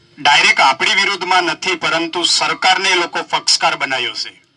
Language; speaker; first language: Gujarati; non-native, local second language; Rathawi